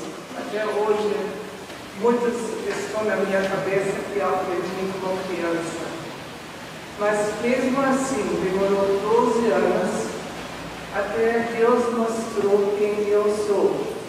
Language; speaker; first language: Portuguese; non-native, fluent; German